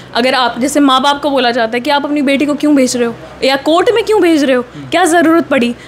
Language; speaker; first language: Hindi; native; Hindi